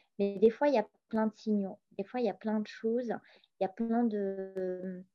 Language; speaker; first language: French; non-native, local second language; Arabic